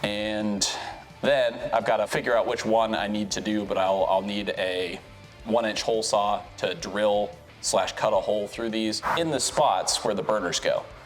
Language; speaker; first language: English; native; English